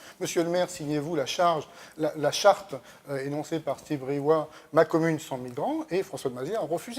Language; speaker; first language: French; native; French